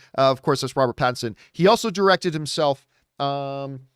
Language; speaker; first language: English; native; English